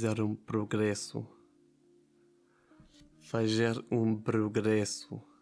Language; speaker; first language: Portuguese; non-native, learner; German